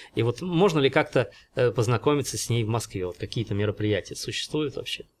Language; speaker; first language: Russian; native; Russian